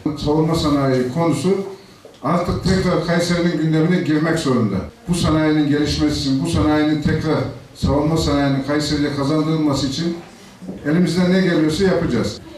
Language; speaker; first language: Turkish; native; Turkish